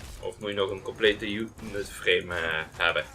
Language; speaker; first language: Dutch; native; Dutch